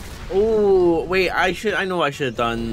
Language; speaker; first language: English; native; English